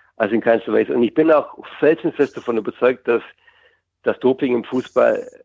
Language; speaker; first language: German; native; German